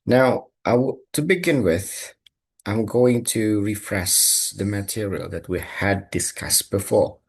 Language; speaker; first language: English; non-native, fluent; Indonesian